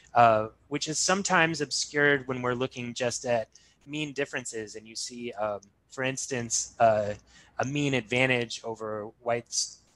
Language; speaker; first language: English; native; English